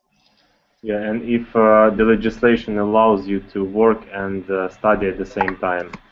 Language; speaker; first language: English; non-native, fluent; Russian